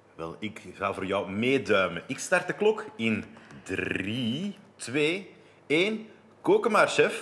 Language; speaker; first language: Dutch; native; Dutch